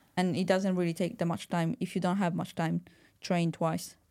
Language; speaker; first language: English; non-native, fluent; Italian